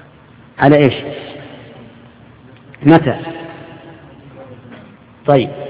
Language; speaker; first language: Arabic; native; Arabic